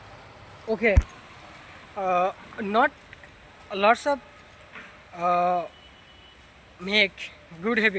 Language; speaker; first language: English; non-native, learner; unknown